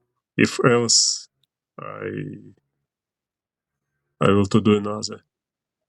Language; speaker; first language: English; non-native, learner; Ukrainian